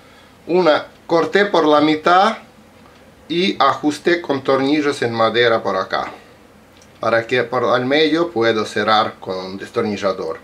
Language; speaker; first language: Spanish; non-native, learner; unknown